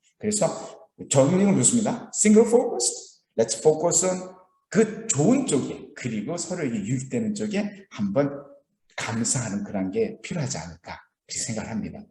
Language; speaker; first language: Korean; native; Korean